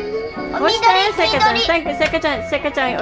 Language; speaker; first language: Japanese; non-native, learner; Filipino